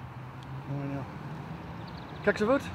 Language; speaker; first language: Russian; non-native, learner; English